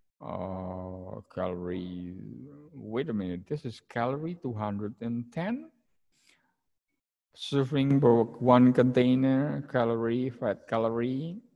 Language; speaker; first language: English; non-native, fluent; Indonesian